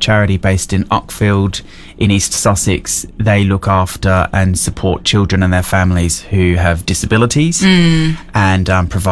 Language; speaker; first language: English; native; English